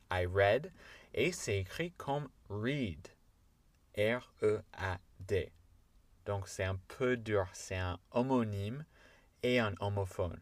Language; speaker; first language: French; non-native, fluent; English